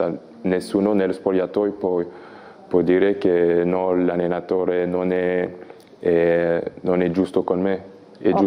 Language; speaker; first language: Italian; non-native, learner; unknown